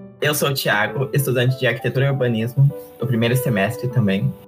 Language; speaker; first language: Portuguese; native; Portuguese